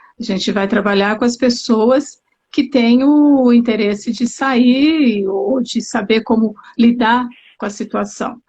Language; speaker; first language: Portuguese; native; Portuguese